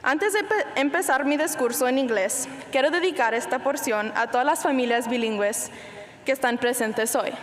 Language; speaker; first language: Spanish; early bilingual, heritage; Spanish